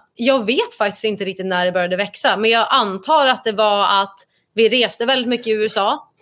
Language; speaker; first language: Swedish; native; Swedish